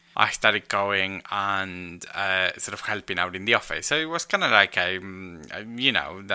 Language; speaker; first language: English; non-native, fluent; Spanish